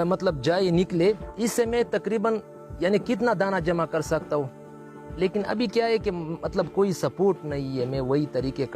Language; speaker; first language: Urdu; non-native, local second language; Pashto